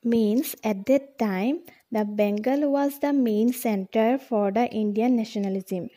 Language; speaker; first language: English; non-native, local second language; Assamese